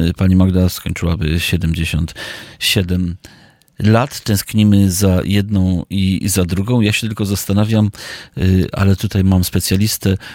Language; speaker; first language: Polish; native; Polish